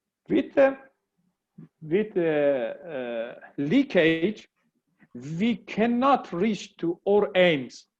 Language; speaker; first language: English; non-native, learner; Persian